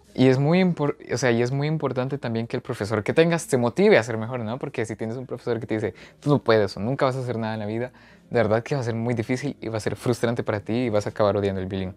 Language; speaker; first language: Spanish; native; Spanish